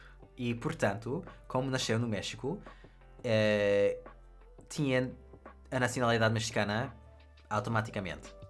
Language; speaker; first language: Portuguese; non-native, fluent; English